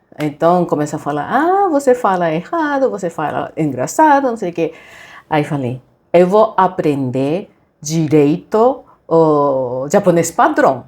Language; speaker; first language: Portuguese; non-native, fluent; Japanese